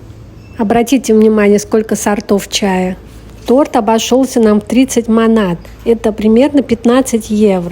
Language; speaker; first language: Russian; native; Russian